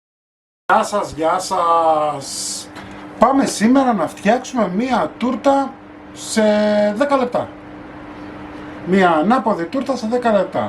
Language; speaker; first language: Greek; native; Greek